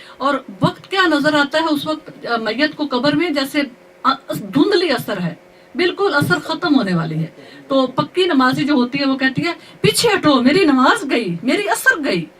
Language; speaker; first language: Urdu; native; Urdu